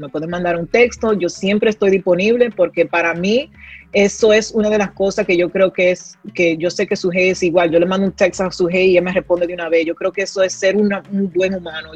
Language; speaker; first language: Spanish; early bilingual, heritage; Spanish